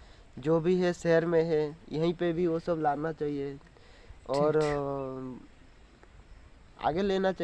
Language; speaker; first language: Hindi; non-native, local second language; Odia